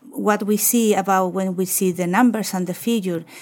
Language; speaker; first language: English; non-native, fluent; Spanish